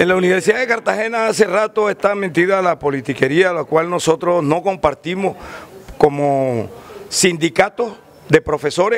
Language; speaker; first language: Spanish; native; Spanish